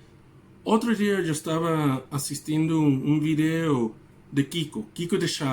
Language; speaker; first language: Portuguese; non-native, learner; English